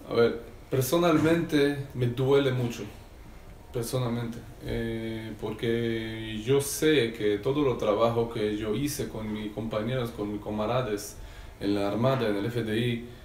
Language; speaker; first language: Spanish; non-native, learner; Hebrew